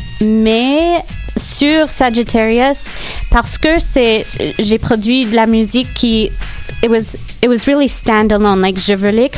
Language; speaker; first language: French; non-native, local second language; English